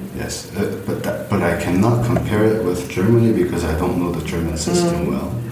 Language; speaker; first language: English; non-native, fluent; Korean